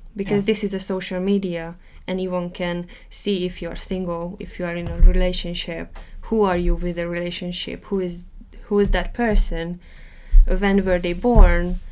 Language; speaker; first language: English; non-native, fluent; Hungarian